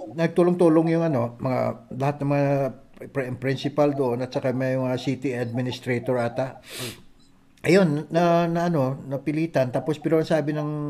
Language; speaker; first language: Filipino; non-native, local second language; Cebuano